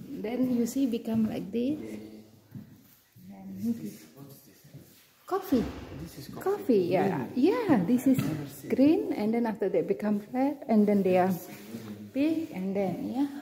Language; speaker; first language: English; non-native, learner; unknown